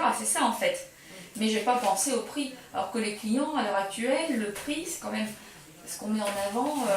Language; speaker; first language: French; native; French